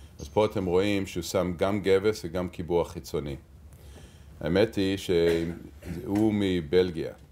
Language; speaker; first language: Hebrew; early bilingual, heritage; Hebrew